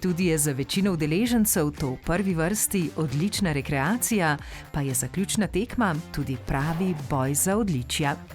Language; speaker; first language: Slovenian; native; Slovenian